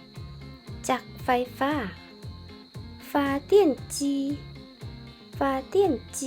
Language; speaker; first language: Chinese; non-native, learner; Lao